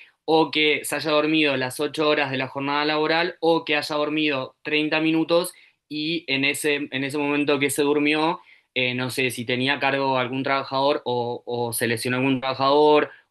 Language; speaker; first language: Spanish; native; Spanish